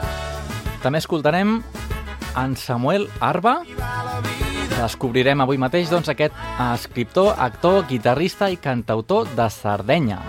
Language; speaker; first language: Catalan; native; Catalan